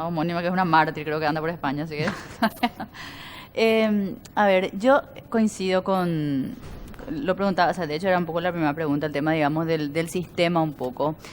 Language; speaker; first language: Spanish; native; Spanish